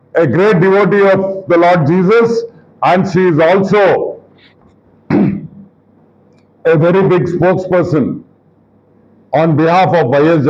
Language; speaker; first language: English; non-native, local second language; Telugu